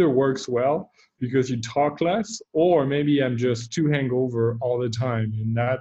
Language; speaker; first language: English; non-native, fluent; French